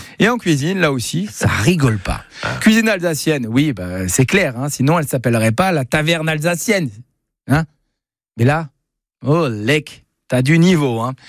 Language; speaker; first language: French; native; French